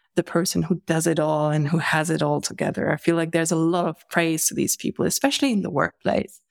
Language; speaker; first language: English; non-native, fluent; German